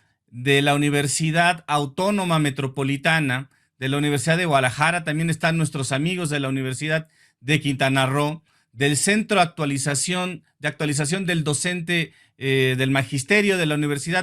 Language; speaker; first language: Spanish; native; Spanish